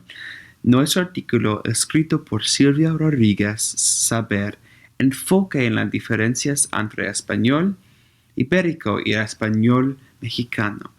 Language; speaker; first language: Spanish; non-native, learner; English